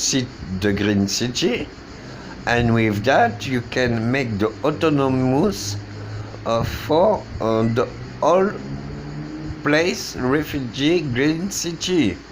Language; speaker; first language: English; non-native, learner; French